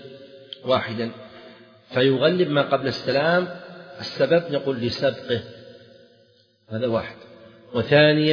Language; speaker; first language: Arabic; native; Arabic